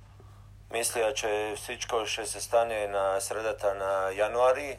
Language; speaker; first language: Bulgarian; non-native, learner; Croatian